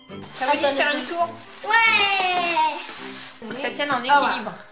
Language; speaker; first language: French; native; French